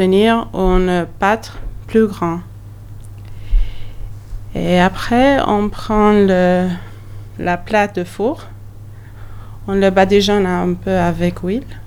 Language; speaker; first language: French; non-native, learner; Albanian